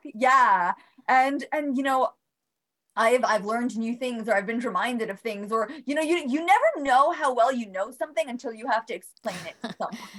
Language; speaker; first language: English; early bilingual, other home language; Bosnian